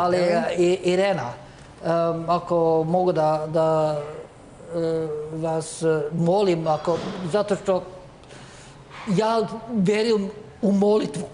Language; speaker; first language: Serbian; non-native, learner; Norwegian